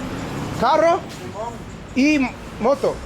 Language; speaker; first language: Spanish; non-native, learner; English